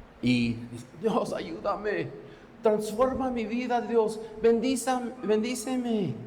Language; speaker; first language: Spanish; non-native, fluent; English